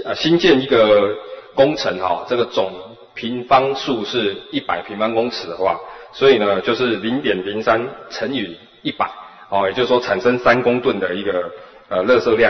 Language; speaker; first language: Chinese; native; Chinese